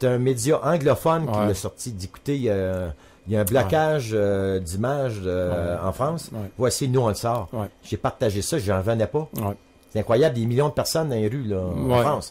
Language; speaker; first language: French; native; French